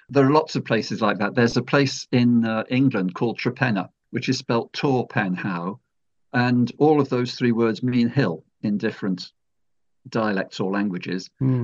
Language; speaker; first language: English; native; English